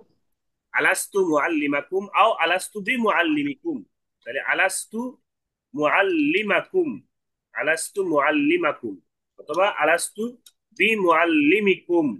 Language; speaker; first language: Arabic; non-native, fluent; Bangla